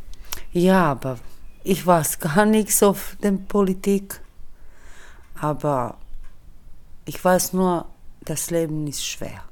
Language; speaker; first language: German; early bilingual, other home language; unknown